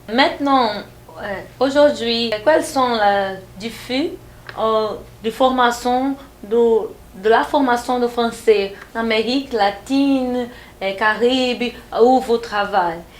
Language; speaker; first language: French; non-native, fluent; Portuguese